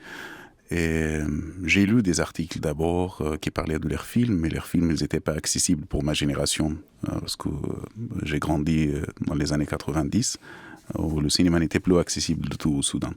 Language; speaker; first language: French; non-native, fluent; Arabic